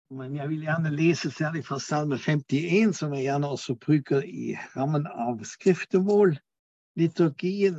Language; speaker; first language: Norwegian; non-native, fluent; German